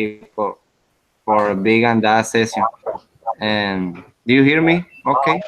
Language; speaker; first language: English; non-native, learner; Spanish